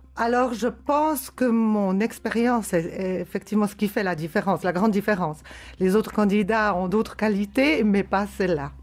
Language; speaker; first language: French; native; French